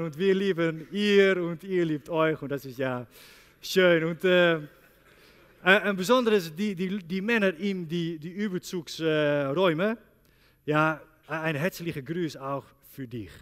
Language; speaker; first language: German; non-native, learner; Dutch